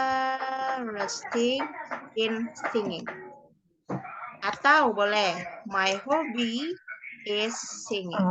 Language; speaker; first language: English; non-native, learner; Indonesian